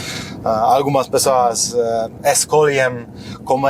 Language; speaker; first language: Portuguese; non-native, fluent; Polish